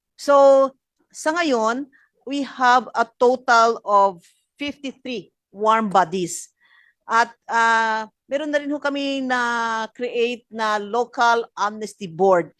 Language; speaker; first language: Filipino; non-native, local second language; Hiligaynon